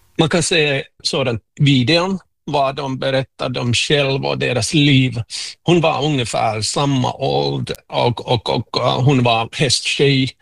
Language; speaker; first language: Swedish; non-native, local second language; Finnish